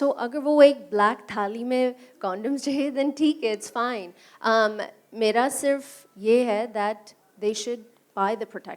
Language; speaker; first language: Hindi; non-native, learner; English